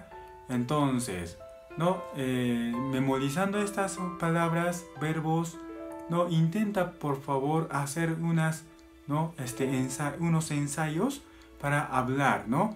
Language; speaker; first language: Spanish; non-native, fluent; Japanese